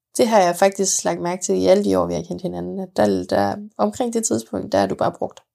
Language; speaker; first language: Danish; early bilingual, other home language; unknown